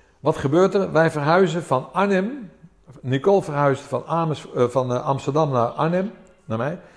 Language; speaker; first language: Dutch; early bilingual, other home language; Armenian